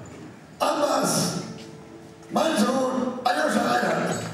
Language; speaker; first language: German; non-native, local second language; Romany